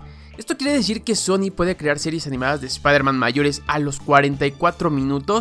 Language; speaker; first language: Spanish; native; Spanish